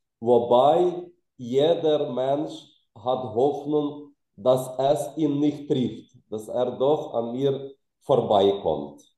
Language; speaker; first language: German; non-native, fluent; Ukrainian